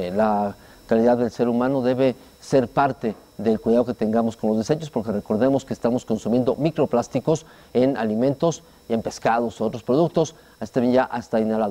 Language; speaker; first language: Spanish; native; Spanish